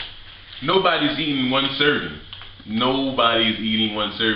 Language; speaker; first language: English; native; English